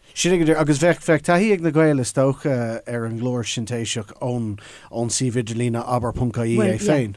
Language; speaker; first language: Irish; non-native, local second language; English